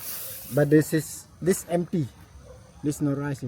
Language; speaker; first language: English; non-native, learner; Indonesian